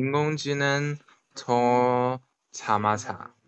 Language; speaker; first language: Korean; non-native, learner; Chinese